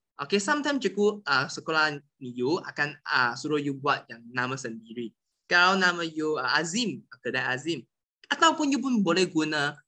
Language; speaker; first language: Malay; non-native, local second language; Chinese